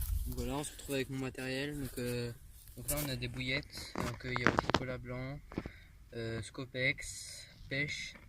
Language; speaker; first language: French; native; French